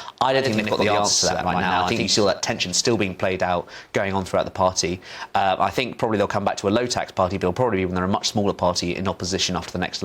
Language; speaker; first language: English; native; English